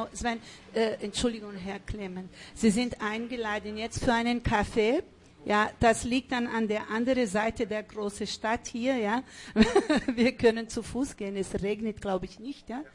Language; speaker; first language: German; non-native, fluent; Portuguese